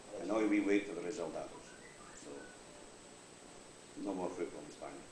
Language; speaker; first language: English; non-native, learner; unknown